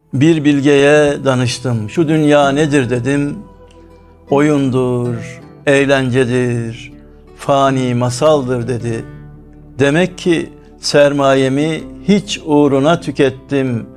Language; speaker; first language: Turkish; native; Turkish